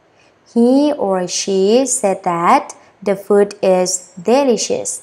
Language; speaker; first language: English; non-native, learner; Thai